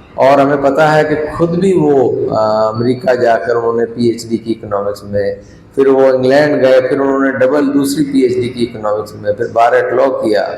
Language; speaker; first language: Hindi; non-native, local second language; Punjabi